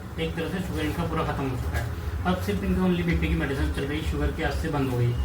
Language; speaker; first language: Hindi; native; Hindi